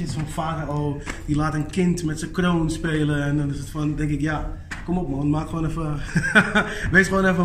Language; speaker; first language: Dutch; native; Dutch